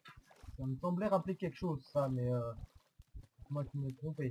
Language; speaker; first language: French; native; French